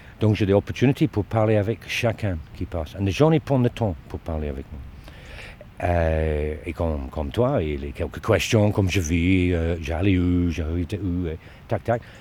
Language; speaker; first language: French; non-native, learner; Dutch